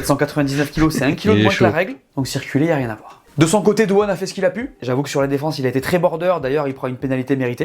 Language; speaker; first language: French; native; French